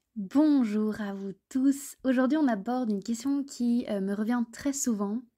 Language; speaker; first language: French; native; French